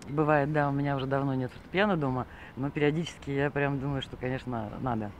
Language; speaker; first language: Russian; native; Russian